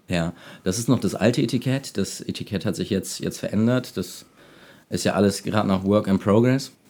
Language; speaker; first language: German; native; German